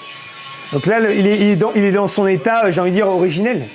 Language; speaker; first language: French; native; French